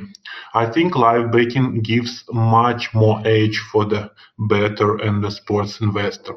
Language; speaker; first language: English; non-native, fluent; Russian